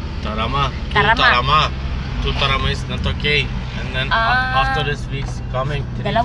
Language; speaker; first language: English; non-native, learner; Turkish